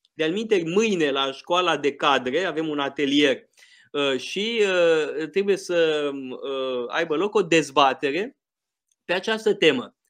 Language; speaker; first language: Romanian; native; Romanian